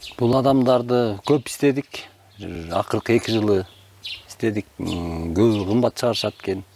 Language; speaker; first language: Kyrgyz; native; Kyrgyz